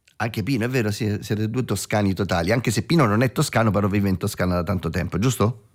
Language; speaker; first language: Italian; native; Italian